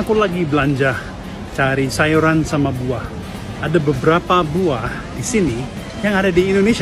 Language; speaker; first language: Indonesian; non-native, fluent; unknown